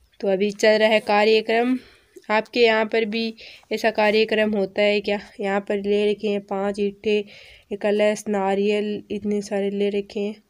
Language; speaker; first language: Hindi; native; Hindi